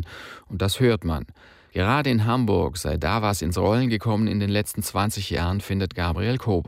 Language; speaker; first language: German; native; German